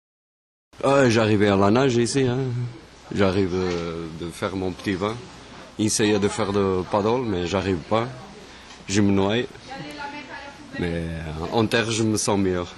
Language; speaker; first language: French; non-native, fluent; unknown